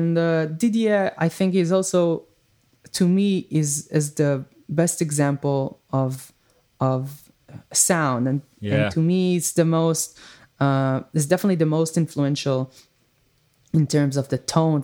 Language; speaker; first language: English; non-native, fluent; Hebrew